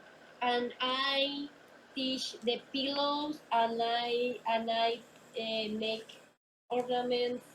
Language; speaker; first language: English; non-native, learner; Spanish